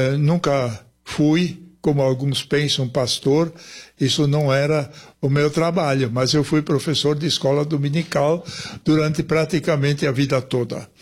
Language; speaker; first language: Portuguese; early bilingual, other home language; German